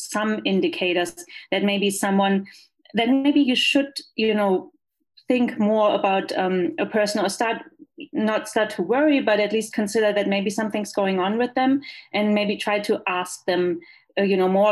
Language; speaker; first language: English; non-native, fluent; German